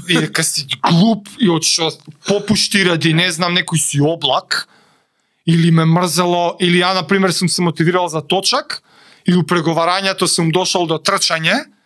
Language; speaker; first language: Macedonian; native; Macedonian